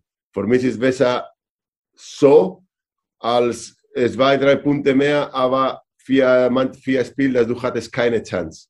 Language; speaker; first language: German; non-native, learner; Spanish